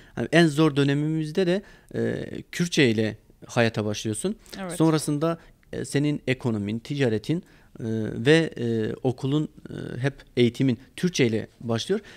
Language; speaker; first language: Turkish; non-native, local second language; Kurdish